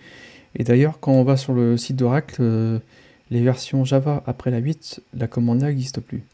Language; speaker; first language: French; native; French